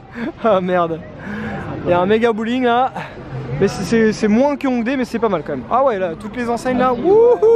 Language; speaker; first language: French; native; French